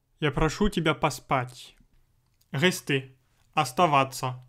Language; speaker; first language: Russian; non-native, fluent; French